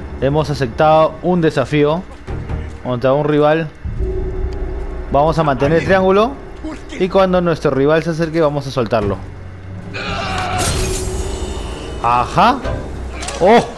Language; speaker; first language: Spanish; native; Spanish